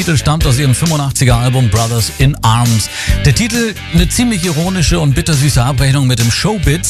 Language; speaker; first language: German; native; German